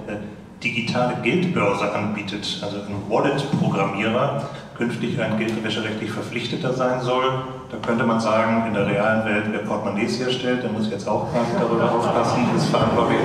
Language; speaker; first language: German; native; German